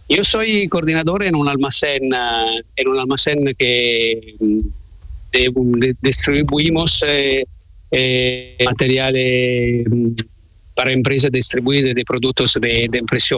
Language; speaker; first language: Spanish; non-native, learner; Italian